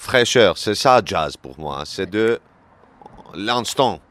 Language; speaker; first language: French; non-native, learner; Greek